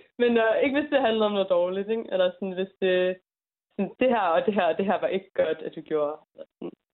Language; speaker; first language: Danish; early bilingual, heritage; English